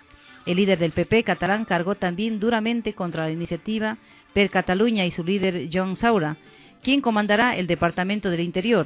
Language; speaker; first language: Spanish; native; Spanish